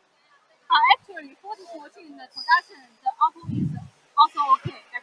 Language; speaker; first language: English; non-native, fluent; Chinese